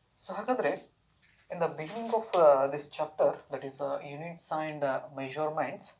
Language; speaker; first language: English; non-native, local second language; Kannada